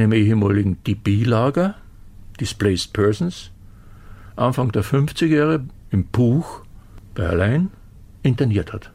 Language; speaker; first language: German; native; German